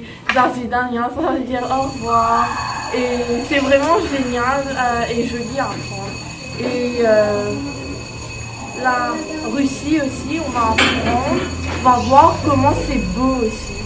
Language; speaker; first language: French; non-native, local second language; Morisyen